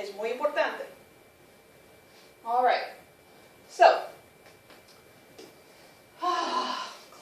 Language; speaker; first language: Spanish; non-native, fluent; English